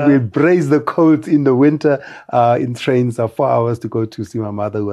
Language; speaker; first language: English; non-native, local second language; Tswana